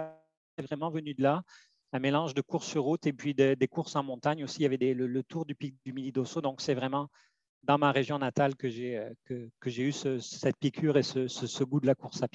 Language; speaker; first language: French; native; French